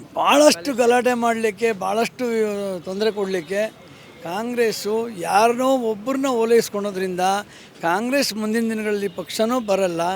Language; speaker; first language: Kannada; native; Kannada